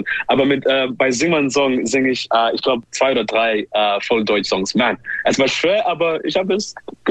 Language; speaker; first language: German; non-native, learner; English